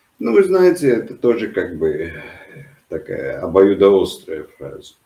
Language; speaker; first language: Russian; non-native, local second language; Georgian